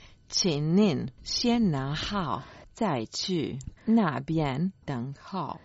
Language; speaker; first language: Chinese; non-native, learner; Croatian